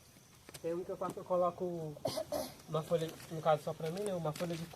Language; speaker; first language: Portuguese; native; Portuguese